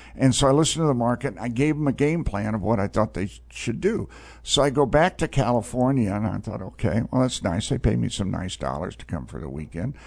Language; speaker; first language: English; native; English